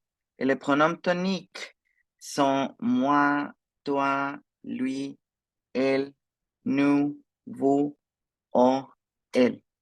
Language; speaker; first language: French; non-native, fluent; Spanish